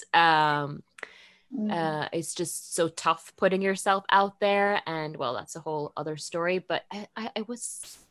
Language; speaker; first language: English; non-native, fluent; Norwegian